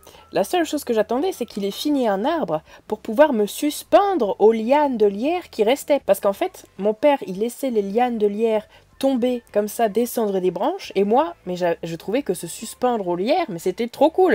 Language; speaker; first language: French; native; French